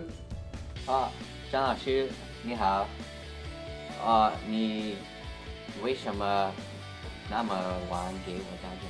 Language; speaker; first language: Chinese; non-native, learner; English